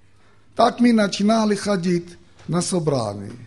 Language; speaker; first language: Ukrainian; non-native, local second language; Romany